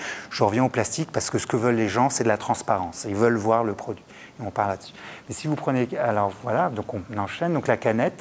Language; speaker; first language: French; native; French